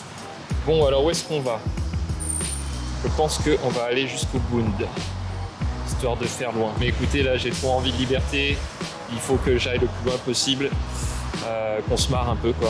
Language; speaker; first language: French; native; French